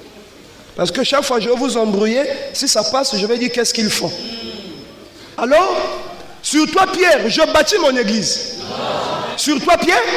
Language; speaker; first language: French; non-native, local second language; Lingala